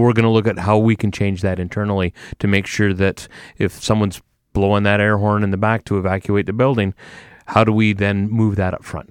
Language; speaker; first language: English; native; English